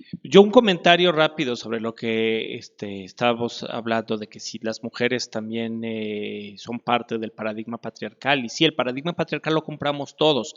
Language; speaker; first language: Spanish; native; Spanish